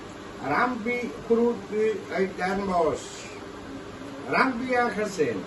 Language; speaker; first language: Dutch; non-native, local second language; Caribbean Hindustani